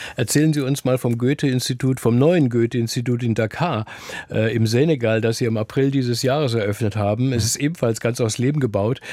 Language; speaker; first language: German; native; German